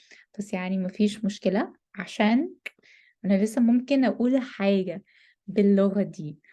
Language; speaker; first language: Arabic; non-native, learner; English